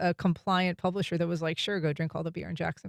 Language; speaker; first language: English; native; English